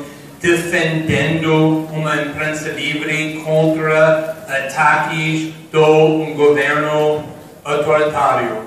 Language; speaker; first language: Portuguese; non-native, fluent; English